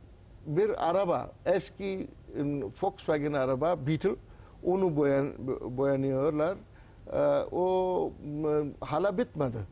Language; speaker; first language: Turkish; non-native, learner; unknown